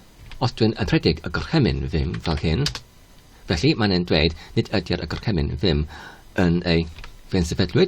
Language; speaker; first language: Welsh; non-native, learner; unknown